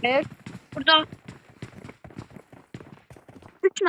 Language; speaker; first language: Turkish; non-native, learner; Azerbaijani